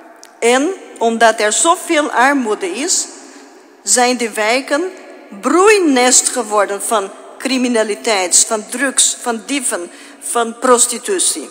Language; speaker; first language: Dutch; non-native, fluent; Portuguese